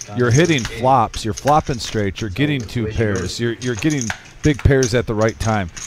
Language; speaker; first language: English; native; English